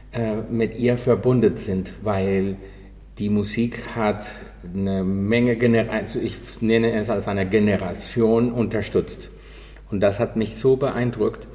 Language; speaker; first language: German; non-native, fluent; Spanish